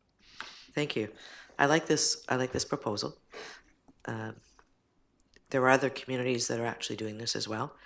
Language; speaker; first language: English; native; English